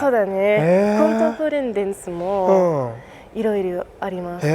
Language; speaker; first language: Japanese; non-native, learner; French